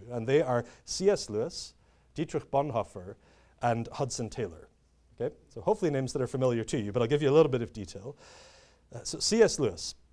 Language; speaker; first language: English; native; English